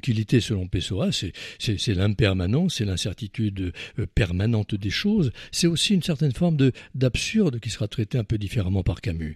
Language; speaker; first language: French; native; French